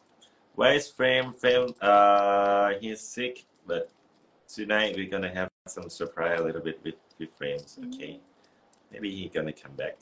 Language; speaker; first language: English; non-native, learner; Thai